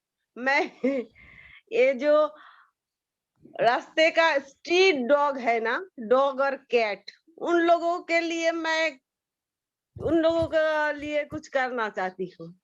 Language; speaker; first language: Hindi; non-native, local second language; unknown